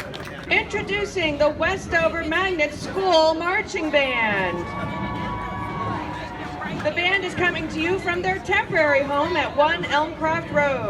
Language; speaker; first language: English; native; English